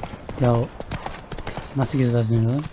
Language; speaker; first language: Turkish; native; Turkish